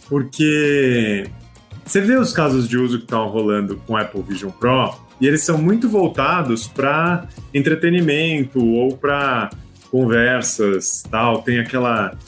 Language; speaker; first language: Portuguese; native; Portuguese